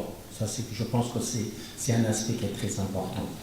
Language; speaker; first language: French; non-native, fluent; Persian